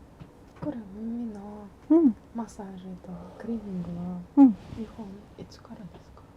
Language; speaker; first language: Japanese; non-native, fluent; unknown